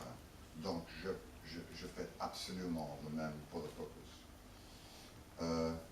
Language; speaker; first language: French; non-native, learner; English